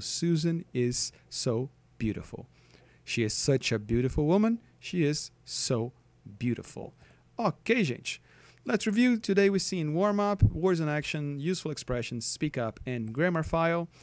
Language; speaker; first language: English; non-native, fluent; Portuguese